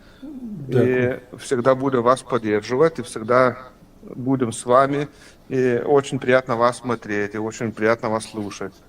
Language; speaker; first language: Russian; non-native, fluent; Lithuanian